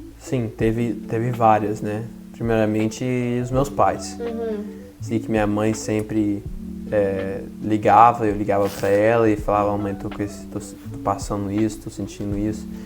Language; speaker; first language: Portuguese; early bilingual, heritage; Portuguese